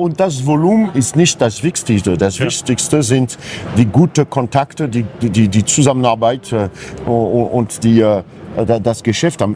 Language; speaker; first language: German; non-native, fluent; French